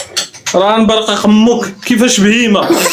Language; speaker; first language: Arabic; native; Arabic